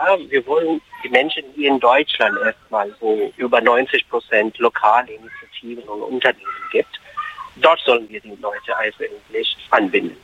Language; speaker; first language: German; non-native, fluent; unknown